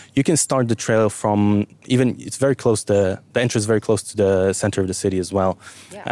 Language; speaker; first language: English; non-native, fluent; Bulgarian